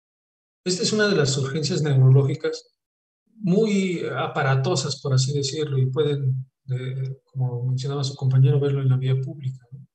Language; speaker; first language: Spanish; native; Spanish